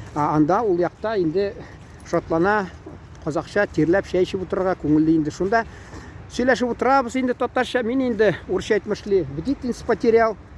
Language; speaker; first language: Tatar; early bilingual, heritage; Tatar